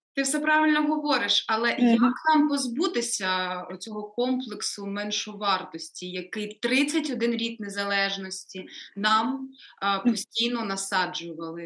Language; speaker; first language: Ukrainian; native; Ukrainian